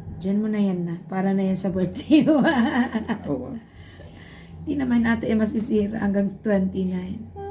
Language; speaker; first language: Filipino; native; Filipino